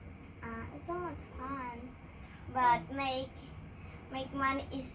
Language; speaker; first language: English; non-native, learner; Indonesian